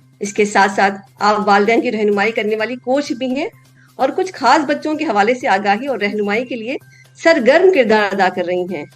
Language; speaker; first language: Urdu; native; Urdu